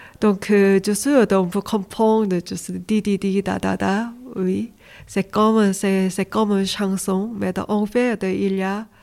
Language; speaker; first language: French; non-native, learner; Korean